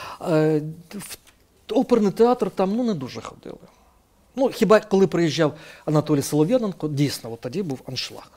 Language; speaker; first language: Ukrainian; native; Ukrainian